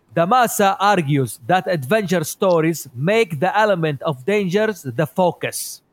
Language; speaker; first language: English; non-native, fluent; Arabic